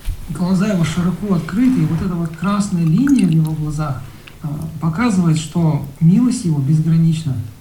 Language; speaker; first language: Russian; native; Russian